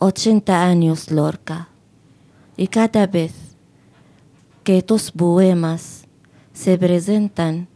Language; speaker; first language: Spanish; non-native, fluent; Arabic